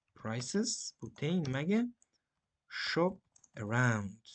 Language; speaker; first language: English; non-native, fluent; Uzbek